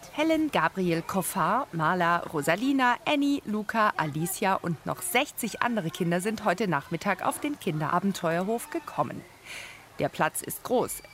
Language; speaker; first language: German; native; German